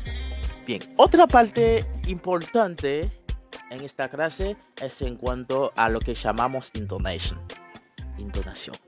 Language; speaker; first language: Spanish; non-native, fluent; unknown